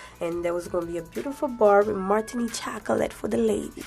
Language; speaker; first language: English; early bilingual, other home language; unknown